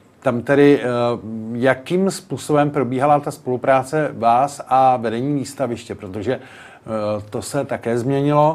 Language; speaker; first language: Czech; native; Czech